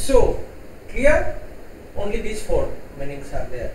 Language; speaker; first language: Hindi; non-native, local second language; Gujarati